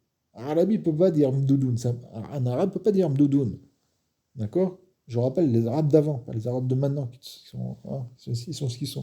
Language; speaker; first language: French; non-native, fluent; Arabic